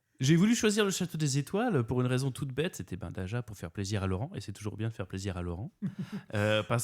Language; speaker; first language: French; native; French